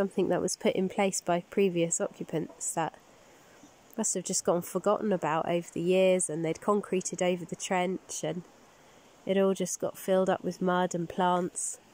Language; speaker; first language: English; native; English